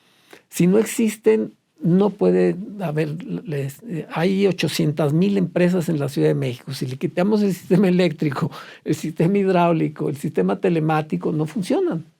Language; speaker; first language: Spanish; native; Spanish